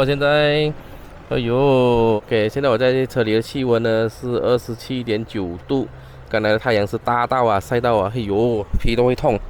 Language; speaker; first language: Chinese; native; Chinese